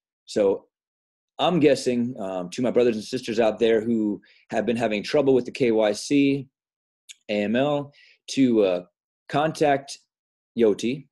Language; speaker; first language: English; native; English